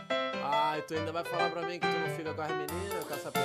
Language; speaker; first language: Portuguese; native; Portuguese